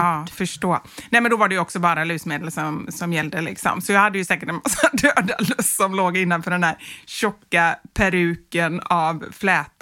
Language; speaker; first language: Swedish; native; Swedish